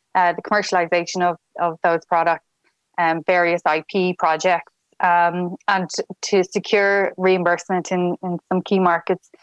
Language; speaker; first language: English; native; English